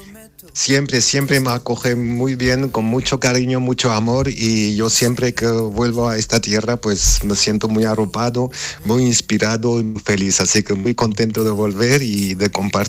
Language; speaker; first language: Spanish; non-native, fluent; Armenian